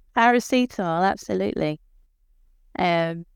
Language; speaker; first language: English; native; English